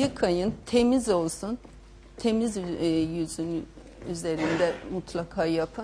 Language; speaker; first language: Turkish; non-native, fluent; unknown